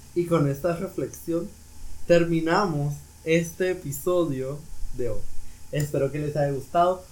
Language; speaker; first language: Spanish; native; Spanish